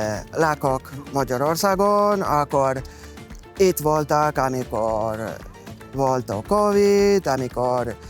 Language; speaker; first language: Hungarian; non-native, fluent; Spanish